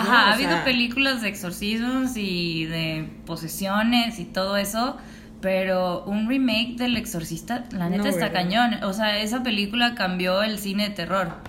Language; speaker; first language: Spanish; native; Spanish